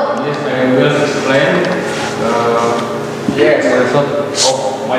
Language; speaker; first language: English; non-native, learner; Indonesian